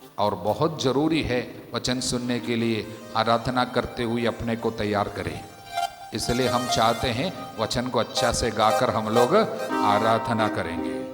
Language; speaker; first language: Hindi; non-native, local second language; Malayalam